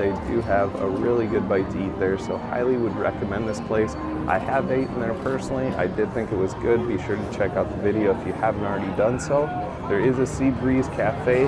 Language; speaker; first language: English; native; English